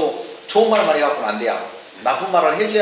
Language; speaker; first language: Korean; native; Korean